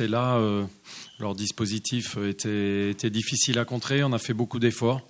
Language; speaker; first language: French; native; French